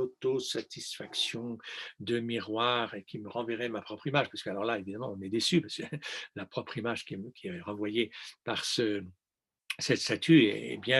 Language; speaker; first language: French; native; French